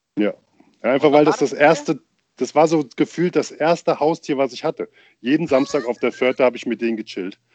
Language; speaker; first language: German; native; German